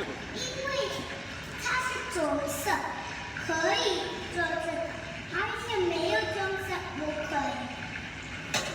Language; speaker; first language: Chinese; non-native, learner; Hebrew